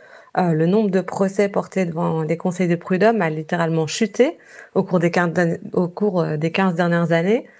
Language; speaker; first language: French; native; French